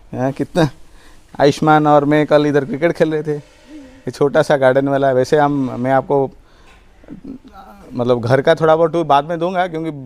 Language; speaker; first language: Hindi; non-native, local second language; Odia